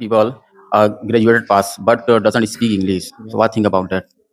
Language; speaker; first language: English; non-native, learner; Hindi